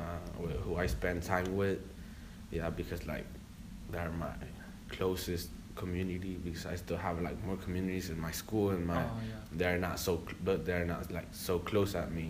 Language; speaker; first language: English; non-native, fluent; Spanish